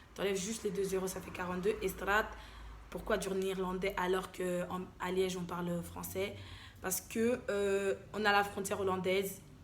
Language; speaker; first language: French; early bilingual, other home language; Lingala